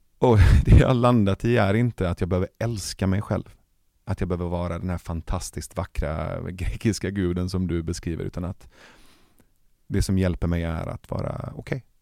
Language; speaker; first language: Swedish; early bilingual, other home language; Persian